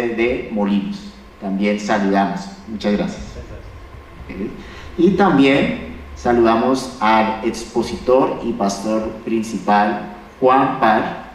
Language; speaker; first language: Spanish; native; Spanish